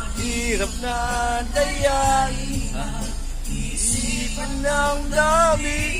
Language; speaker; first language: Filipino; non-native, local second language; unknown